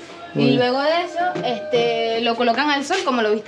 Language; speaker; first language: Spanish; native; Spanish